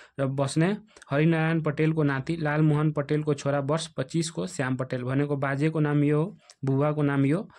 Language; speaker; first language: Nepali; non-native, local second language; Bhojpuri